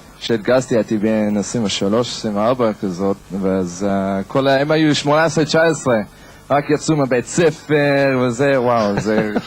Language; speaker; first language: Hebrew; non-native, learner; English